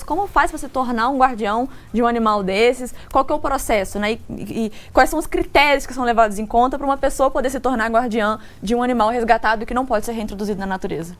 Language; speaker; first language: Portuguese; native; Portuguese